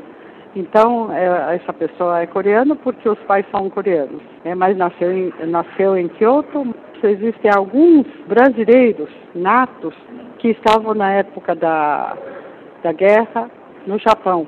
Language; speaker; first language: Portuguese; early bilingual, other home language; Japanese